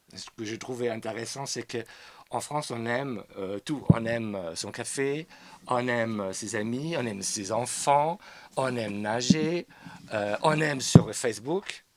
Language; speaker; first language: French; non-native, fluent; German